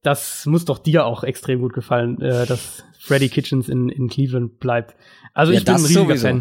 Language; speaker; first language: German; native; German